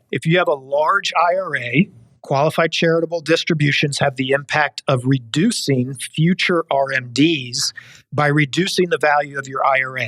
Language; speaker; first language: English; native; English